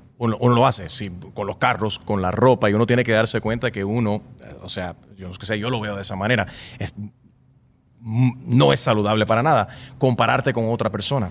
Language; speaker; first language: Spanish; native; Spanish